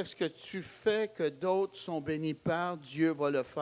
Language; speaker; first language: French; native; French